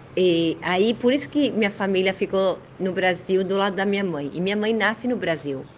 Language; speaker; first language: Portuguese; early bilingual, heritage; Portuguese